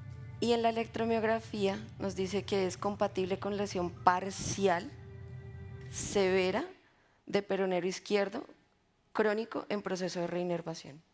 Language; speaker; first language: Spanish; native; Spanish